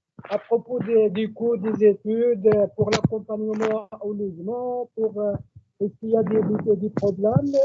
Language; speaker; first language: French; non-native, local second language; Arabic